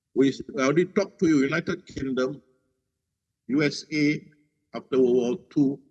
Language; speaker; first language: English; non-native, local second language; Malay